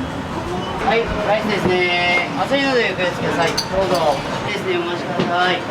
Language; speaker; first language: Japanese; native; Japanese